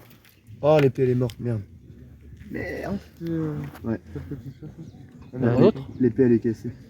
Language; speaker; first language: French; native; French